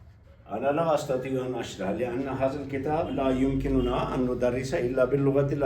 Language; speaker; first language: Arabic; non-native, fluent; Kashmiri